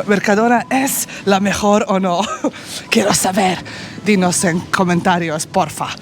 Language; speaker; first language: Spanish; non-native, learner; Bosnian